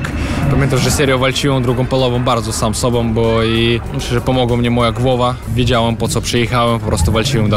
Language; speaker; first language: Polish; non-native, learner; Russian